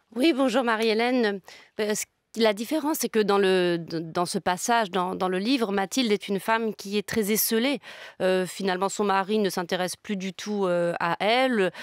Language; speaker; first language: French; native; French